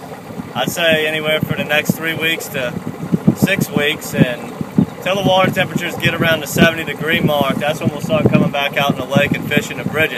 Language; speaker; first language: English; native; English